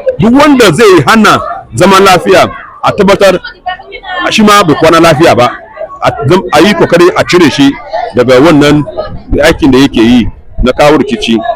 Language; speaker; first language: Hausa; non-native, local second language; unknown